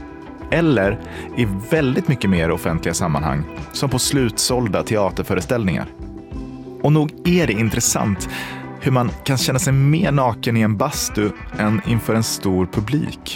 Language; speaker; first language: Swedish; native; Swedish